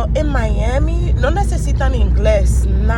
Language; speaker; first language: Spanish; non-native, learner; English